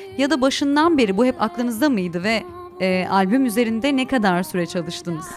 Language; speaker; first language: Turkish; native; Turkish